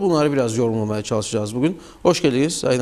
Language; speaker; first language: Turkish; native; Turkish